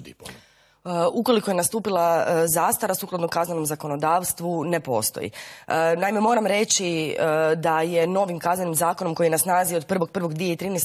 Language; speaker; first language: Croatian; native; Croatian